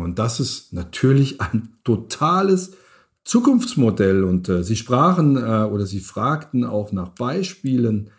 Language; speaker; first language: German; native; German